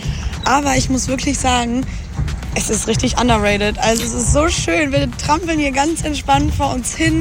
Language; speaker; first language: German; native; German